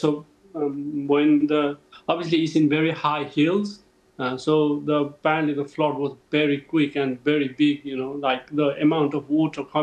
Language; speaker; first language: English; non-native, local second language; Nepali